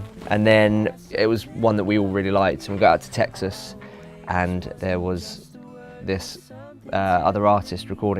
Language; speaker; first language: English; native; English